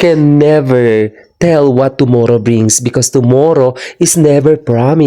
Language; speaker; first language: English; non-native, local second language; Filipino